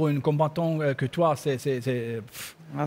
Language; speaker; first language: French; non-native, learner; German